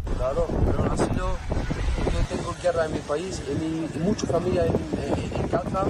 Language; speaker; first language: Spanish; non-native, learner; Arabic